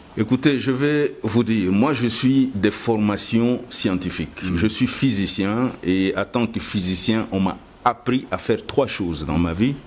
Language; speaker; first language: French; non-native, local second language; Lingala